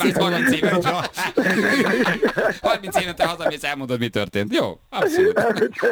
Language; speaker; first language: Hungarian; native; Hungarian